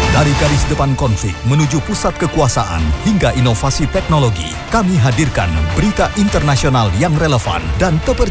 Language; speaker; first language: Indonesian; native; Indonesian